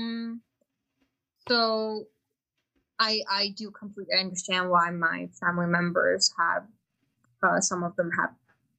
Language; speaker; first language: English; non-native, fluent; Chinese